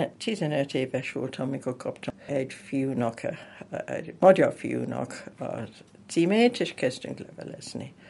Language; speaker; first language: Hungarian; non-native, fluent; English